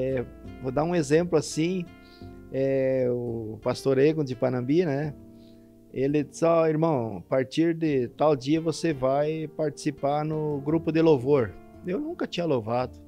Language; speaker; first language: Portuguese; native; Portuguese